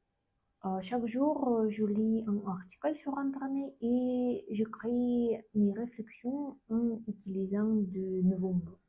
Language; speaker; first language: French; non-native, learner; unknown